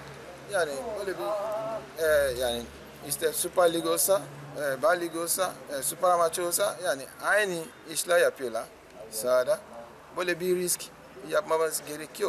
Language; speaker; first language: Turkish; non-native, learner; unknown